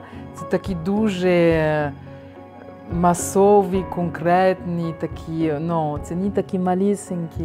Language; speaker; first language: Ukrainian; non-native, fluent; French